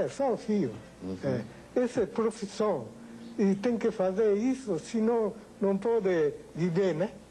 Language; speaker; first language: Portuguese; non-native, fluent; Japanese